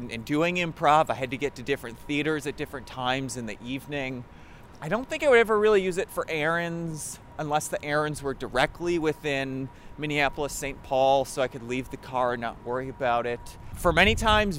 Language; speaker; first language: English; native; English